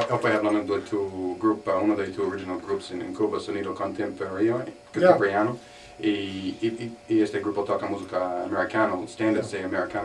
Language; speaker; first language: Spanish; non-native, learner; English